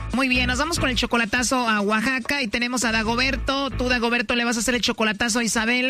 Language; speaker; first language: Spanish; native; Spanish